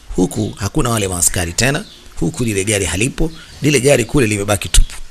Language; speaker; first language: Swahili; native; Swahili